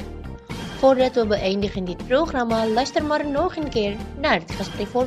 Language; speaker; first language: Dutch; non-native, learner; Indonesian